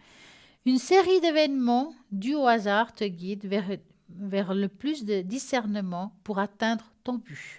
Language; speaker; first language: French; native; French